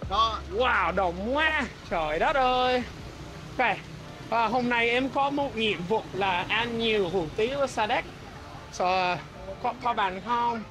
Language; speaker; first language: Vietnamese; non-native, learner; English